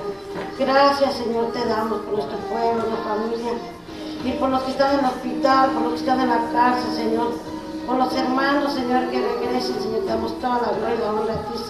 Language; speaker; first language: Spanish; native; Spanish